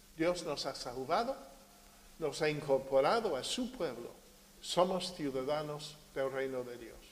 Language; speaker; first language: Spanish; non-native, fluent; English